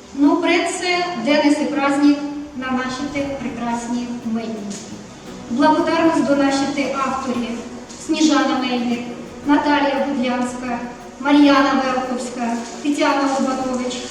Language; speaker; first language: Macedonian; non-native, fluent; Ukrainian